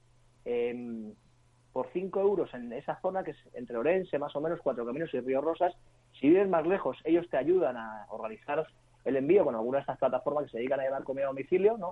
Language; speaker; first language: Spanish; native; Spanish